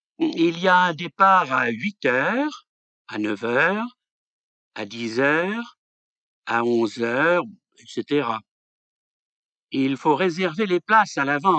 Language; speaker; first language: French; native; French